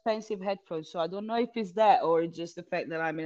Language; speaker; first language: English; non-native, fluent; Italian